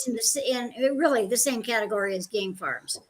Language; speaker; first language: English; native; English